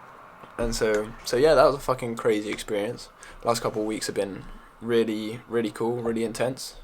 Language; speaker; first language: English; native; English